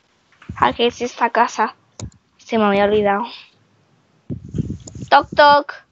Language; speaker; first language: Spanish; native; Spanish